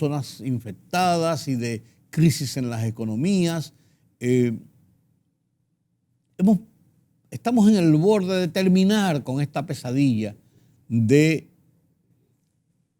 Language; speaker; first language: Spanish; native; Spanish